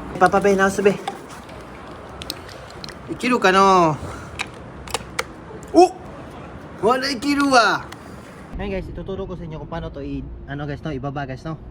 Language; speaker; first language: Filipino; native; Filipino